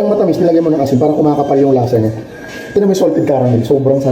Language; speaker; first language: Filipino; native; Filipino